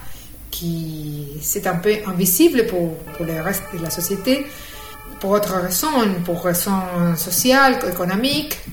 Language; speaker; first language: French; non-native, fluent; Spanish